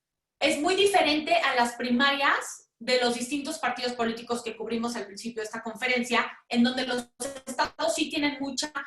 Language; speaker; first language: Spanish; native; Spanish